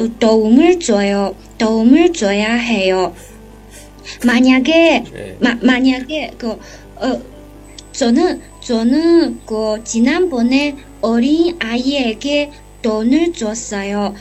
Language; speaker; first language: Korean; non-native, learner; Chinese